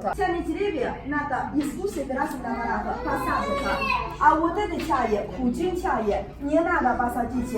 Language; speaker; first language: Russian; non-native, learner; Chinese